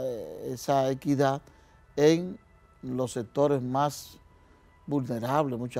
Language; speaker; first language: Spanish; native; Spanish